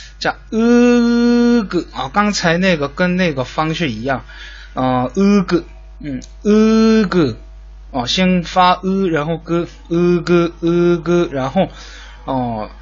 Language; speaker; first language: Chinese; non-native, fluent; Korean